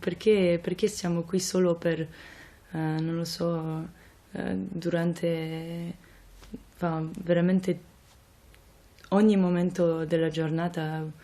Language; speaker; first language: Italian; non-native, fluent; French